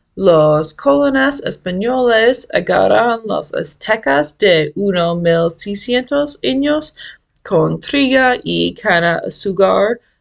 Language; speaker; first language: Spanish; non-native, learner; English